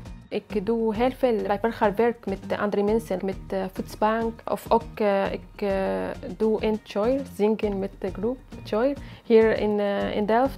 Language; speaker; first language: Dutch; non-native, learner; Arabic